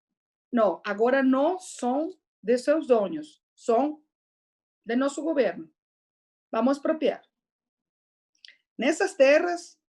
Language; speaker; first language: Portuguese; non-native, fluent; Spanish